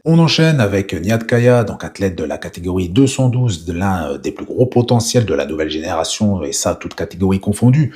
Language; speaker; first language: French; native; French